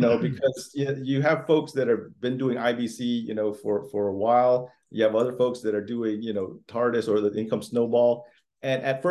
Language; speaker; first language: English; early bilingual, other home language; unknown